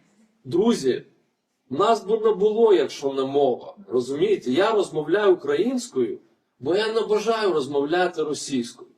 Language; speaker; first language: Ukrainian; non-native, fluent; Lithuanian